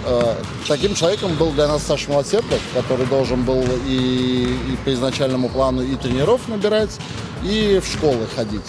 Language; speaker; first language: Russian; native; Russian